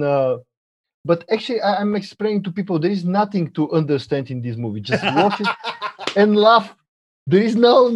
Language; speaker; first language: English; non-native, fluent; Bulgarian